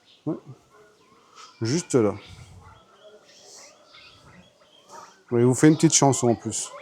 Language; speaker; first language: French; native; French